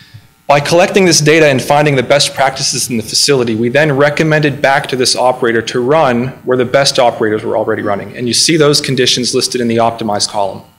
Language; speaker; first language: English; native; English